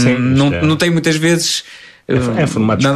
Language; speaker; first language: Portuguese; native; Portuguese